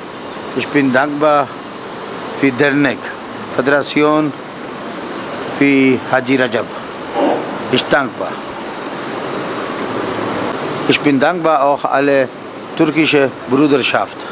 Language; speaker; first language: German; non-native, learner; Urdu